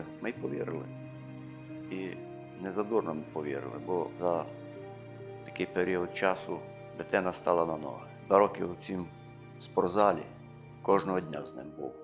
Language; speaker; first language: Ukrainian; native; Ukrainian